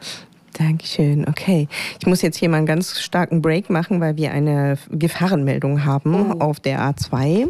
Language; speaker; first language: German; native; German